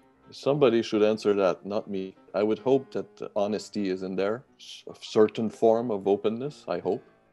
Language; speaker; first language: English; non-native, fluent; French